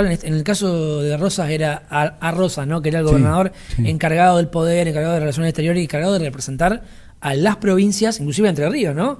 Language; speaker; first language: Spanish; native; Spanish